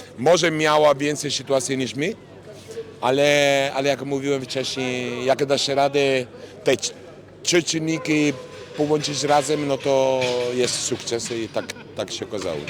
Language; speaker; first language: Polish; non-native, fluent; Italian